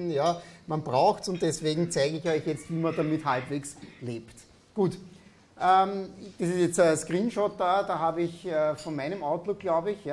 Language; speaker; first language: German; native; German